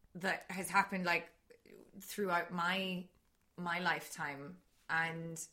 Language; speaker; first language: English; native; English